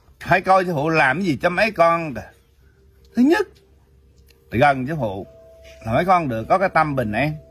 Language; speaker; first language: Vietnamese; early bilingual, heritage; Vietnamese